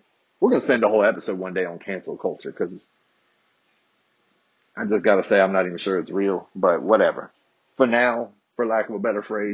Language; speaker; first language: English; native; English